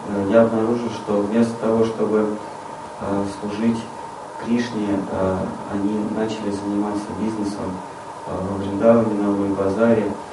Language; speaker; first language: Russian; native; Russian